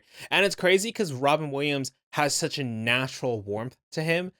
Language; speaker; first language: English; native; English